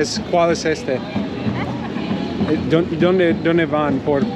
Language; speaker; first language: Spanish; non-native, learner; English